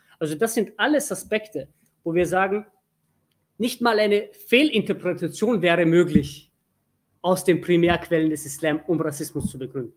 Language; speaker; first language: German; early bilingual, other home language; Turkish